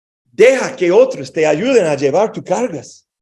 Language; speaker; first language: Spanish; non-native, fluent; English